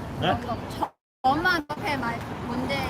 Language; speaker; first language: Korean; non-native, learner; Cantonese